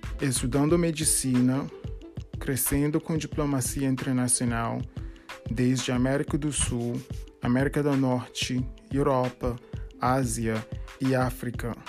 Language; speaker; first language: Portuguese; non-native, learner; English